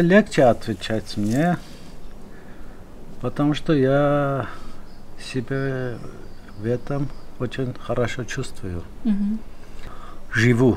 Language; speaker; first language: Russian; non-native, local second language; Armenian